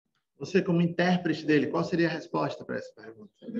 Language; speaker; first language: Portuguese; native; Portuguese